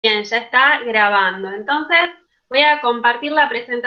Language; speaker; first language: Spanish; native; Spanish